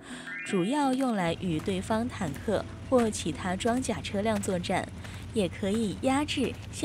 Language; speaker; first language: Chinese; native; Chinese